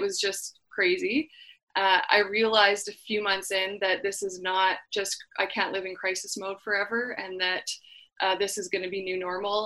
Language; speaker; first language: English; native; English